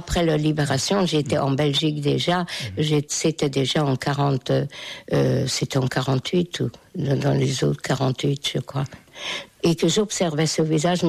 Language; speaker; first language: French; non-native, fluent; Hungarian